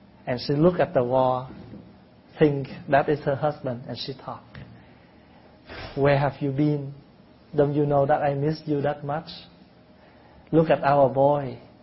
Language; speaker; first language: English; non-native, fluent; Vietnamese